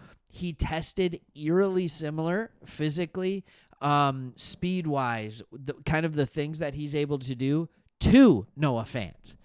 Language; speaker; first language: English; native; English